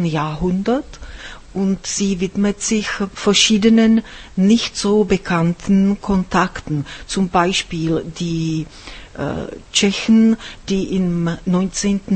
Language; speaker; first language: German; non-native, fluent; Czech